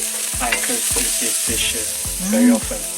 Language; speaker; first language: English; non-native, learner; Korean